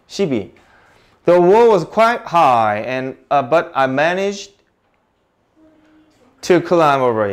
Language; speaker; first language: English; non-native, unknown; Korean